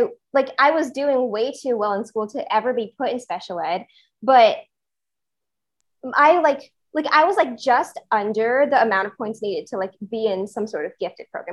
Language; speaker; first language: English; native; English